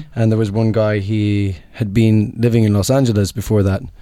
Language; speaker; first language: English; native; English